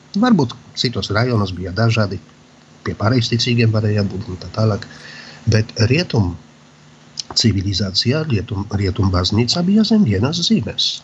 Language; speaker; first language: Latvian; non-native, fluent; Polish